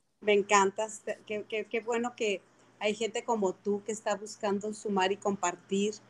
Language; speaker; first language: Spanish; native; Spanish